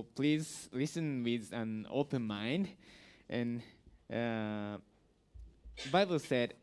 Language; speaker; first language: English; non-native, learner; Japanese